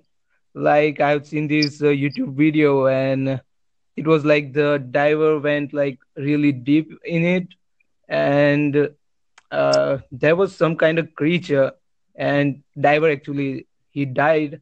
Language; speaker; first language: English; non-native, local second language; Gujarati